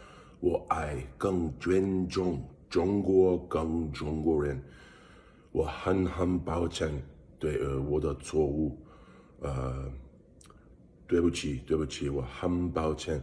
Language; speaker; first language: Chinese; non-native, learner; English